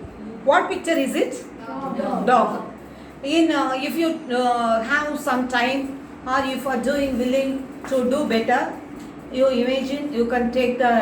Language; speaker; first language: English; non-native, local second language; Tamil